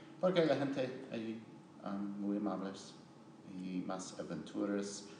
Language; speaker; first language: Spanish; non-native, learner; English